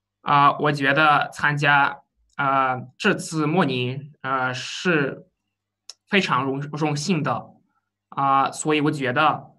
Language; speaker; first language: Chinese; non-native, learner; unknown